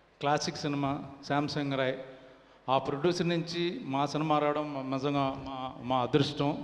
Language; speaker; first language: Telugu; native; Telugu